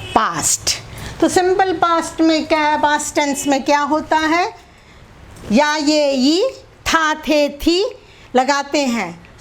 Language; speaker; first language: Hindi; non-native, local second language; Telugu